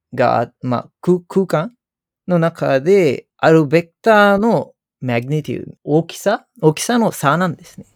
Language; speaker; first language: Japanese; non-native, fluent; Sinhala